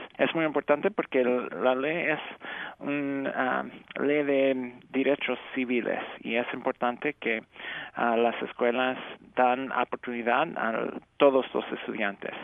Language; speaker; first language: Spanish; early bilingual, heritage; English